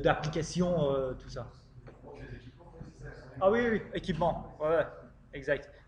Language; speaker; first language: French; non-native, fluent; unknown